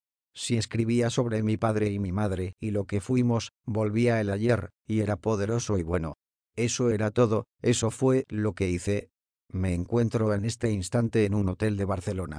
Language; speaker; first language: Spanish; native; Spanish